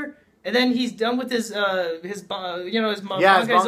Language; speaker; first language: English; native; English